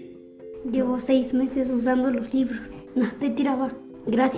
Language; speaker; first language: Spanish; non-native, local second language; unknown